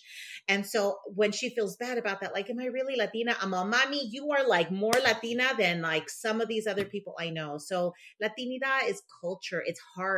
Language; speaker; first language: English; early bilingual, other home language; Spanish